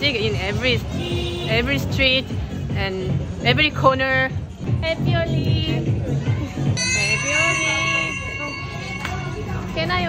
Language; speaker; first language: English; non-native, learner; Korean